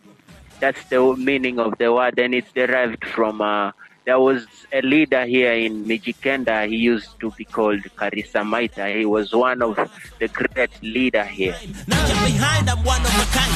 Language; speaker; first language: English; non-native, local second language; Giryama